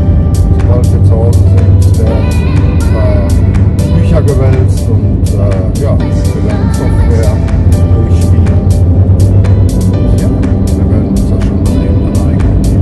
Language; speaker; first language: German; native; German